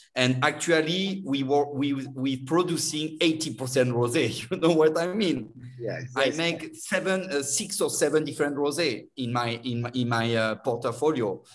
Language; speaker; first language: English; non-native, learner; French